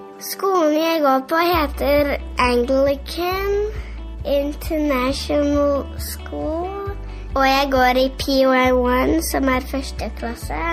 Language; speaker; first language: Norwegian; early bilingual, heritage; Norwegian